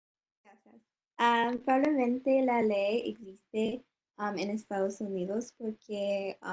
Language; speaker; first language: Spanish; non-native, learner; English